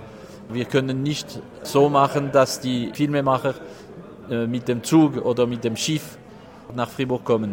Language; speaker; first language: German; non-native, local second language; French